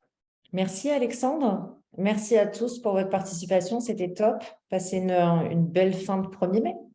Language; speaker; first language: French; native; French